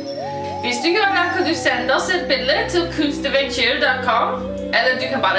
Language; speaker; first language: Norwegian; non-native, learner; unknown